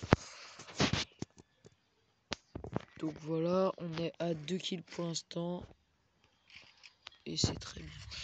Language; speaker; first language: French; native; French